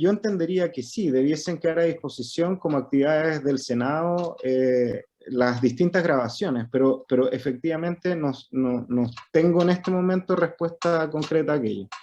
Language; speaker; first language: Spanish; native; Spanish